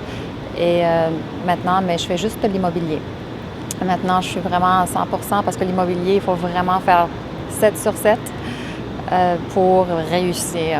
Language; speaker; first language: French; early bilingual, other home language; Arabic